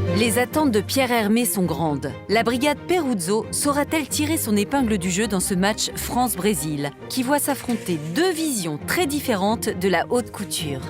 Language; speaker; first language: French; native; French